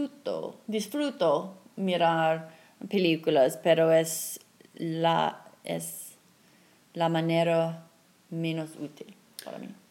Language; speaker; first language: Spanish; non-native, fluent; English